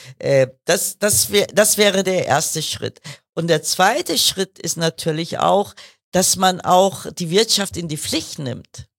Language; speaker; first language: German; early bilingual, other home language; Kurdish